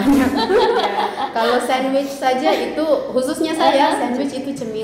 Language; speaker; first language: Indonesian; native; Indonesian